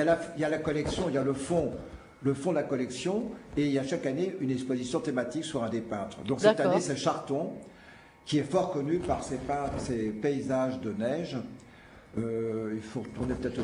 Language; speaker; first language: French; native; French